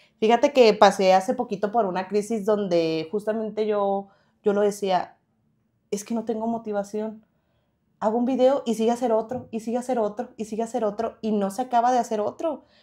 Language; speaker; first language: Spanish; native; Spanish